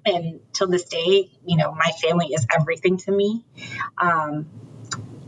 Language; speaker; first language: English; early bilingual, other home language; French